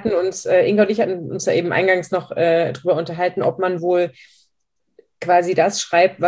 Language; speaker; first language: German; native; German